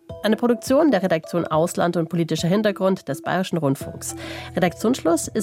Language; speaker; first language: German; native; German